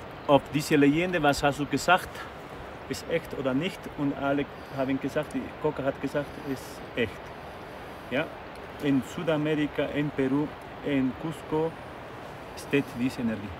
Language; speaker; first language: German; non-native, learner; Spanish